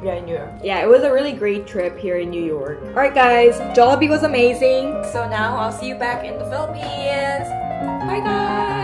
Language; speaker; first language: English; non-native, local second language; Korean